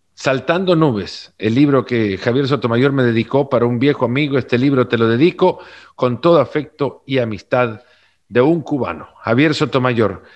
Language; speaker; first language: Spanish; native; Spanish